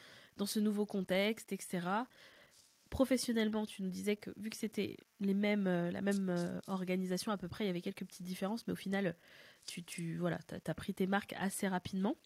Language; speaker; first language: French; native; French